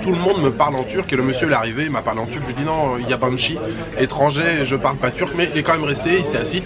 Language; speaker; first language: French; native; French